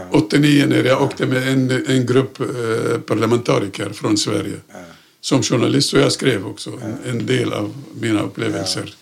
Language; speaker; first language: Swedish; non-native, fluent; Arabic